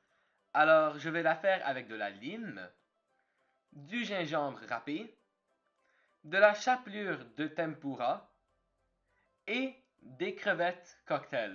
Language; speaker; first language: French; native; French